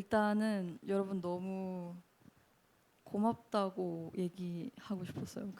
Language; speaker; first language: Korean; native; Korean